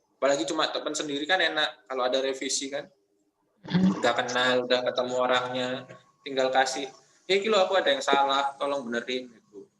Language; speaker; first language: Indonesian; non-native, local second language; Balinese